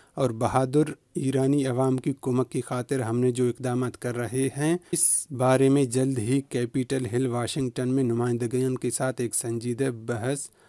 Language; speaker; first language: Urdu; non-native, local second language; Baluchi